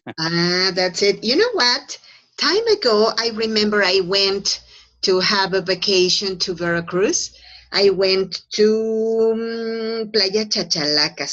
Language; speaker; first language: English; non-native, fluent; Spanish